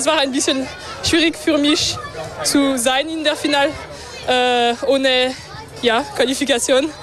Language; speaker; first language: German; non-native, local second language; French